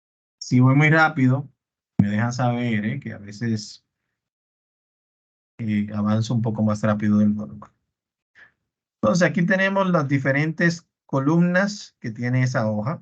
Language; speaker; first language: Spanish; native; Spanish